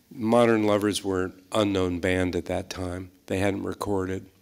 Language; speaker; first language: English; native; English